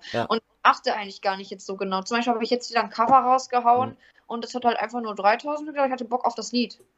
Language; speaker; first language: German; native; German